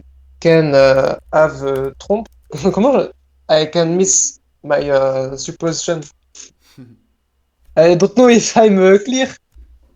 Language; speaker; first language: English; non-native, learner; French